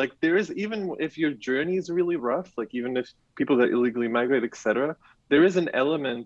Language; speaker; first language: English; non-native, fluent; Arabic